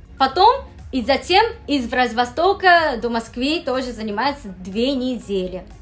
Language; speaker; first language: Russian; non-native, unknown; Japanese